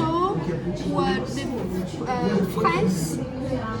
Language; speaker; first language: French; non-native, learner; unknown